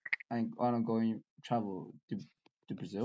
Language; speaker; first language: English; non-native, learner; Chinese